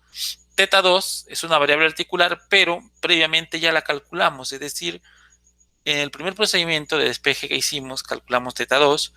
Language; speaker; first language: Spanish; native; Spanish